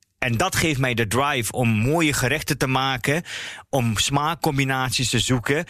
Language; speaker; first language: Dutch; early bilingual, other home language; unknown